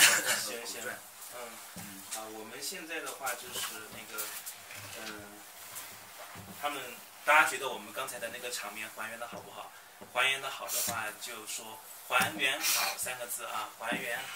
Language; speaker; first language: Chinese; native; Chinese